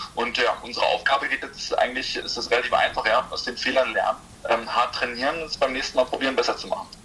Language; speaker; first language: German; native; German